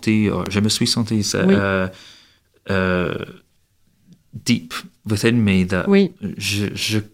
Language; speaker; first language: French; non-native, learner; English